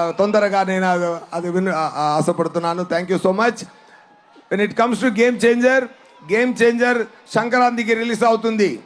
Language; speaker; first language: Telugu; non-native, learner; Tamil